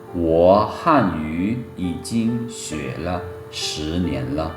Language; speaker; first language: Chinese; non-native, fluent; Lao